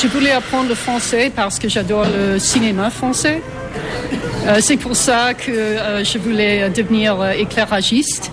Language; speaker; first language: French; non-native, fluent; English